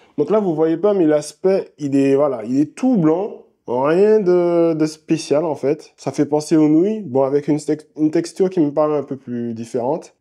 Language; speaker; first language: French; native; French